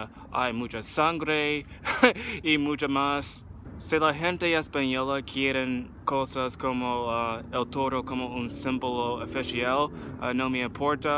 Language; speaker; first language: Spanish; non-native, learner; English